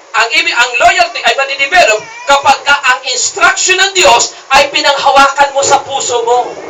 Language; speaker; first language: Filipino; non-native, local second language; Cebuano